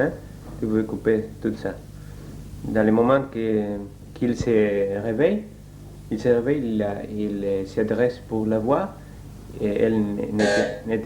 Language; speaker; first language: French; non-native, learner; Spanish